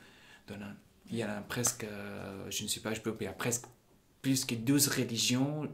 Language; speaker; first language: French; non-native, fluent; Punjabi